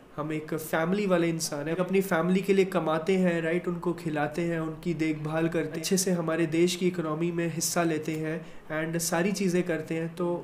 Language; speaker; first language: Hindi; native; Hindi